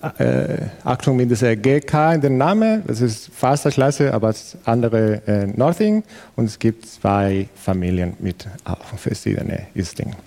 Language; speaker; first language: German; non-native, fluent; Spanish